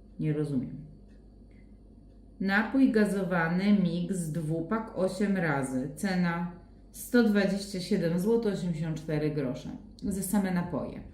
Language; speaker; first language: Polish; native; Polish